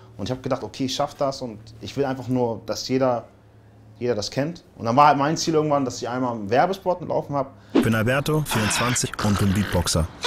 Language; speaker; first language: German; early bilingual, other home language; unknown